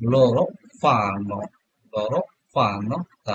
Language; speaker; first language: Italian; non-native, fluent; Bangla